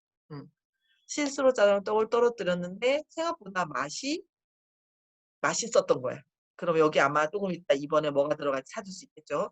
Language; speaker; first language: Korean; native; Korean